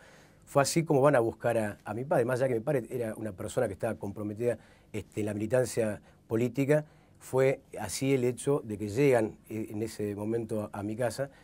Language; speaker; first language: Spanish; native; Spanish